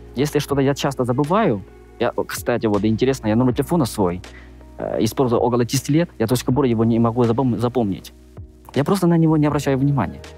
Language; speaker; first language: Russian; non-native, fluent; Chinese